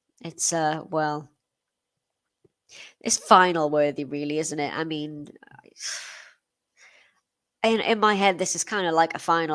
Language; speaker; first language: English; native; English